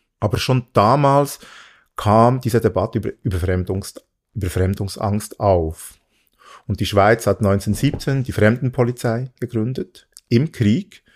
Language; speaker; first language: German; early bilingual, other home language; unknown